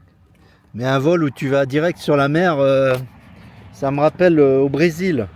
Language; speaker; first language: French; native; French